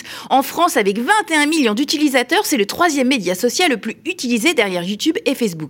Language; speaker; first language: French; native; French